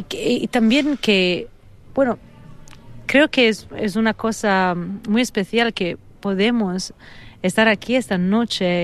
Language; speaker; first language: Spanish; non-native, fluent; Italian